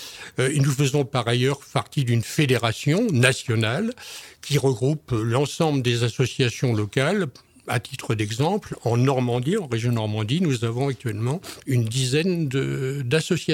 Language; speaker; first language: French; native; French